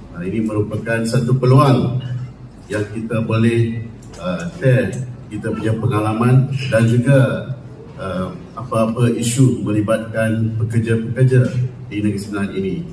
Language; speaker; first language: Malay; non-native, local second language; Tamil